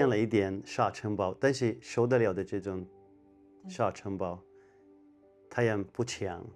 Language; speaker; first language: Chinese; non-native, fluent; Arabic